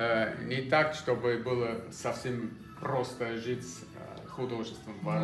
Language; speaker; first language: Russian; non-native, fluent; German